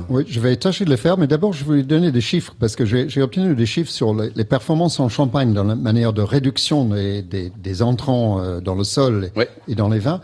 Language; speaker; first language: French; non-native, fluent; English